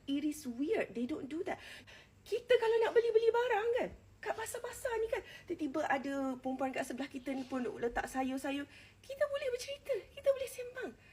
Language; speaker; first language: Malay; native; Malay